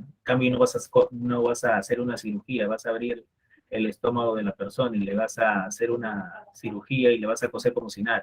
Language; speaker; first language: Spanish; native; Spanish